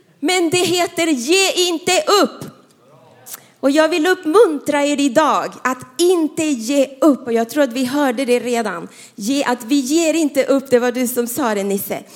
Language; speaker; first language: Swedish; non-native, fluent; Spanish